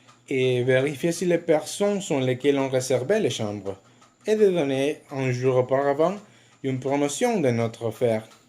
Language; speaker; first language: French; non-native, learner; Spanish